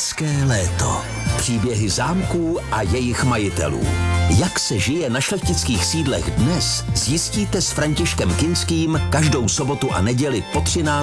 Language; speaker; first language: Czech; native; Czech